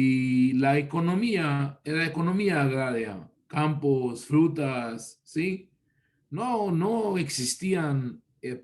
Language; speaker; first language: Spanish; non-native, fluent; Hebrew